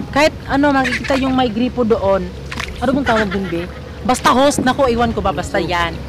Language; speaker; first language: Filipino; non-native, local second language; Cebuano